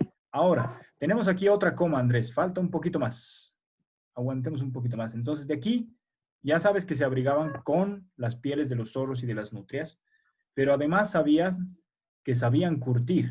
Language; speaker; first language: Spanish; native; Spanish